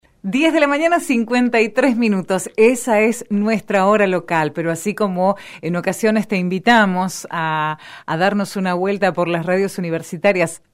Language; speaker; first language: Spanish; native; Spanish